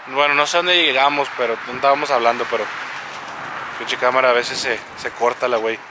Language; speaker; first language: Spanish; early bilingual, other home language; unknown